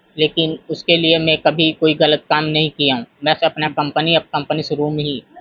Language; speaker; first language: Hindi; native; Hindi